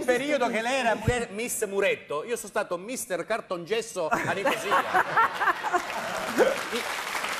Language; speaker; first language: Italian; native; Italian